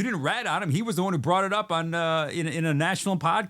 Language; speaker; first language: English; native; English